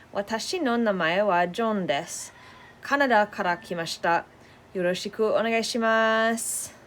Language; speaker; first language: Japanese; non-native, learner; English